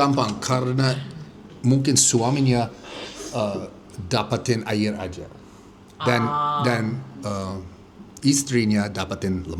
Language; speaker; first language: Indonesian; non-native, fluent; English